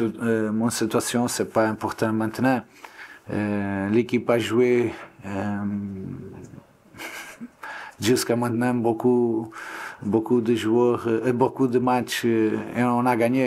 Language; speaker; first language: French; non-native, learner; Portuguese